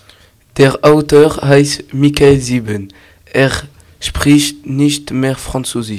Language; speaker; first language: German; non-native, learner; French